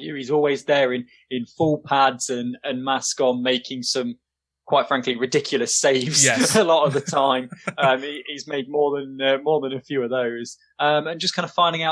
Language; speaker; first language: English; native; English